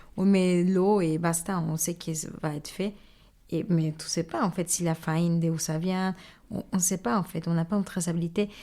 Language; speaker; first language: French; non-native, fluent; Spanish